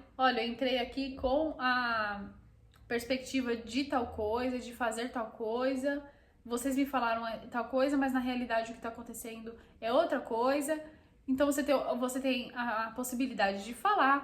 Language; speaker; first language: Portuguese; native; Portuguese